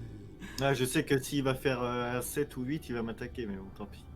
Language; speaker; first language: French; native; French